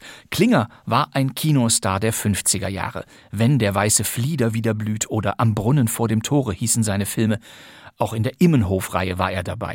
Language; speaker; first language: German; native; German